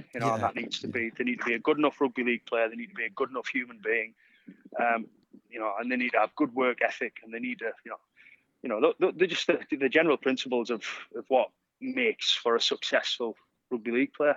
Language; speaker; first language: English; native; English